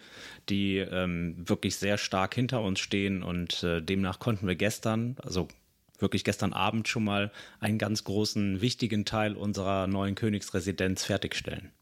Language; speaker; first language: German; native; German